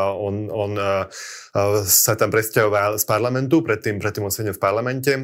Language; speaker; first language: Slovak; non-native, local second language; Hungarian